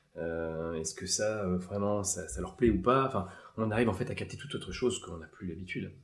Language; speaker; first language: French; native; French